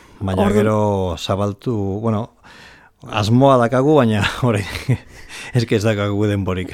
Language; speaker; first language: Basque; non-native, local second language; Spanish